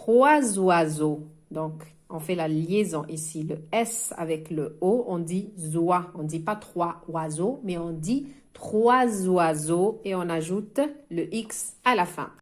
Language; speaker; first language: French; non-native, local second language; Arabic